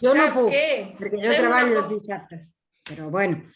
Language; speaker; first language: Catalan; non-native, fluent; Spanish